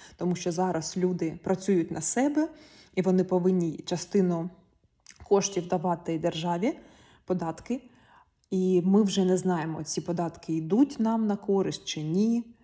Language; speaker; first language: Ukrainian; non-native, local second language; Russian